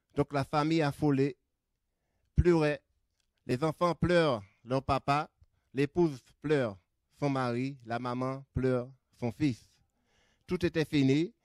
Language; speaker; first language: French; native; French